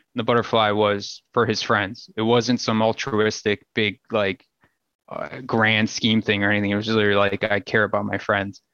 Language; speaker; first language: English; native; English